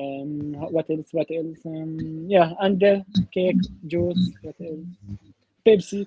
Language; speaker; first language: English; non-native, learner; Arabic